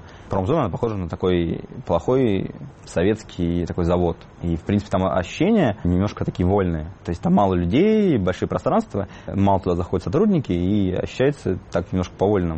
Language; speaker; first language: Russian; native; Russian